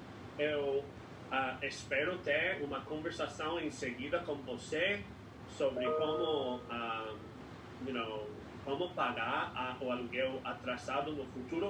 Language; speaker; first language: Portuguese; non-native, fluent; English